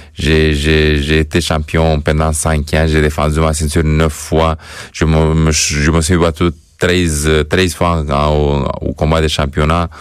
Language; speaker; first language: French; non-native, fluent; Romanian